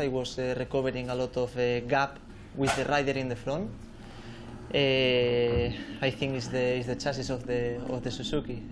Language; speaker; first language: English; non-native, fluent; Spanish